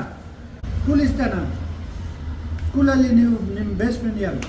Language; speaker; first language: Kannada; non-native, local second language; Ladakhi